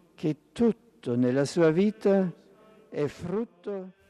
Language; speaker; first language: Italian; non-native, fluent; German